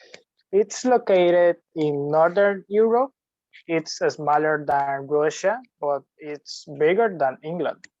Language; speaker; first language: English; non-native, learner; Spanish